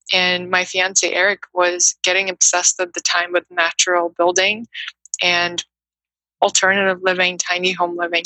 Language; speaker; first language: English; non-native, fluent; Russian